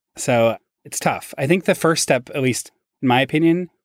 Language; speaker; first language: English; native; English